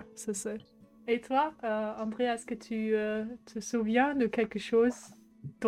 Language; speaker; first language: French; non-native, fluent; German